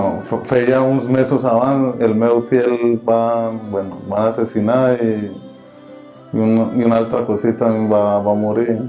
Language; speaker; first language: Catalan; early bilingual, other home language; Spanish